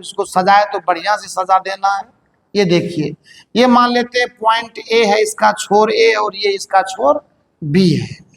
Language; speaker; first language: Hindi; native; Hindi